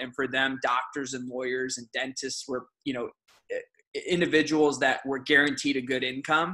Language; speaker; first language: English; early bilingual, other home language; Aramaic